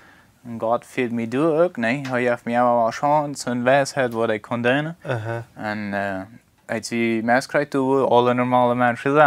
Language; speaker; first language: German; non-native, local second language; Plautdietsch